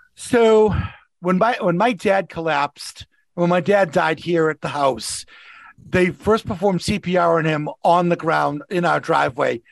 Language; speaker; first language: English; native; English